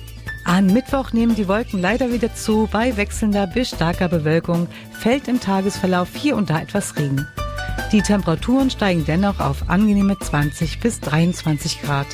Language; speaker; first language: German; native; German